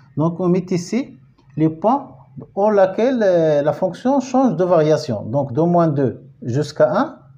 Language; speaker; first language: French; non-native, local second language; Arabic